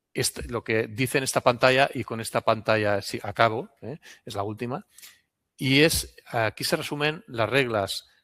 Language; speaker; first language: Spanish; non-native, local second language; Catalan